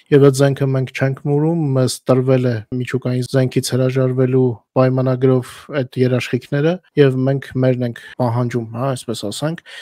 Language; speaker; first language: Armenian; native; Armenian